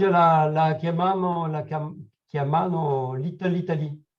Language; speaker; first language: Italian; non-native, learner; French